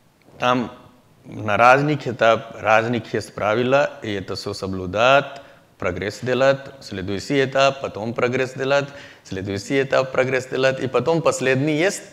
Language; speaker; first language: Russian; non-native, learner; Hindi